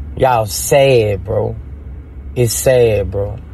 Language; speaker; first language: English; native; English